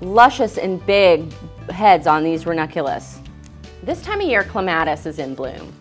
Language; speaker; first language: English; native; English